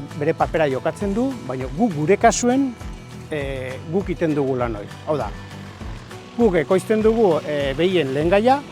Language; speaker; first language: Basque; native; Basque